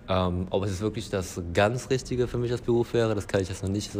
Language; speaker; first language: German; native; German